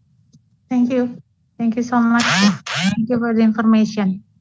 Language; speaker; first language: English; non-native, fluent; Indonesian